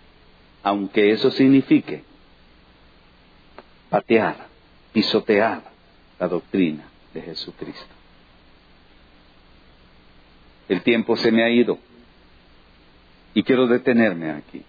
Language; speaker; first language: Spanish; native; Spanish